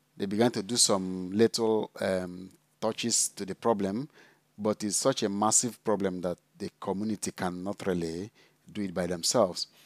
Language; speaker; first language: English; non-native, local second language; Igbo